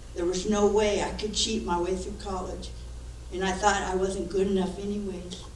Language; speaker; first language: English; native; English